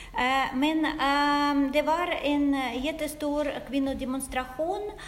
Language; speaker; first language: Swedish; non-native, fluent; Russian